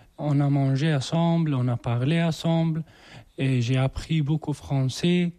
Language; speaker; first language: French; non-native, learner; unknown